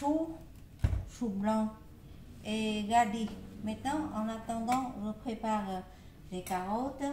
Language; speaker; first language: French; non-native, learner; Vietnamese